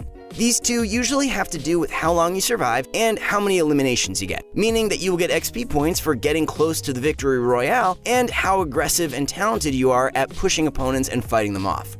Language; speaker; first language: English; native; English